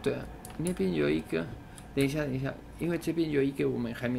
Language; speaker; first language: Chinese; non-native, fluent; English